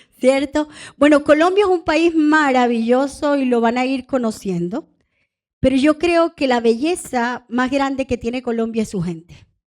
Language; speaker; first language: Spanish; non-native, local second language; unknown